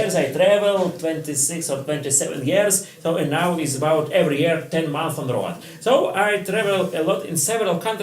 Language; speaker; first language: English; non-native, learner; Russian